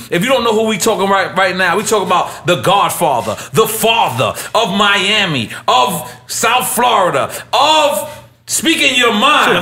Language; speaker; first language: English; native; English